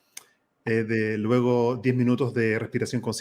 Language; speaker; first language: Spanish; native; Spanish